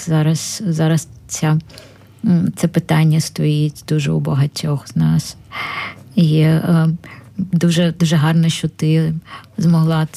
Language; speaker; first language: Ukrainian; native; Ukrainian